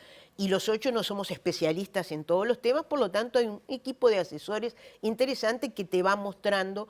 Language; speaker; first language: Spanish; native; Spanish